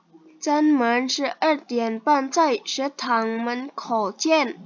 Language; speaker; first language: Chinese; non-native, learner; Indonesian